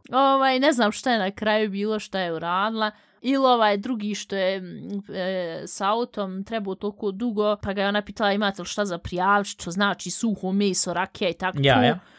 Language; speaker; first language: Bosnian; early bilingual, heritage; Bosnian